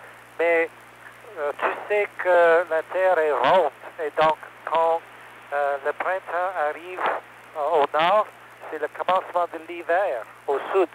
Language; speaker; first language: French; non-native, learner; English